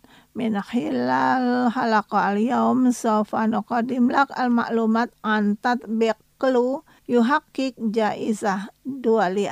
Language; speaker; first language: Arabic; non-native, fluent; Indonesian